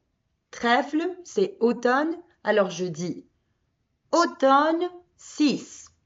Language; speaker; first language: French; non-native, fluent; Spanish